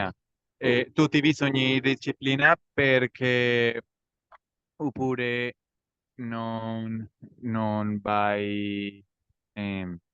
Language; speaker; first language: Italian; non-native, learner; Spanish